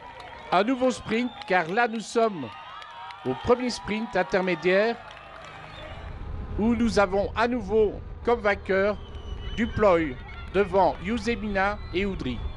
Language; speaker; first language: French; native; French